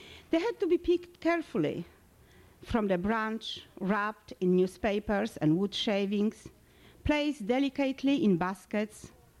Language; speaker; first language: English; non-native, fluent; Polish